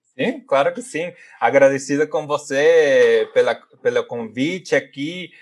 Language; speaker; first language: Portuguese; non-native, fluent; Spanish